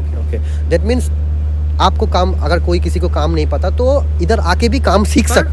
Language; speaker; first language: Hindi; non-native, local second language; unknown